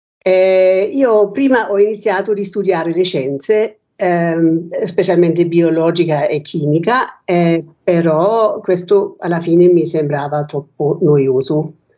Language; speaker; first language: Italian; non-native, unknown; German